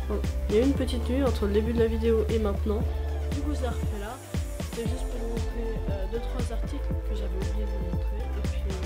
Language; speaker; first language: French; native; French